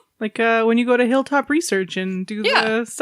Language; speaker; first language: English; native; English